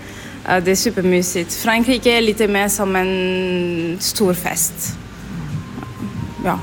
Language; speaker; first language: Swedish; non-native, fluent; French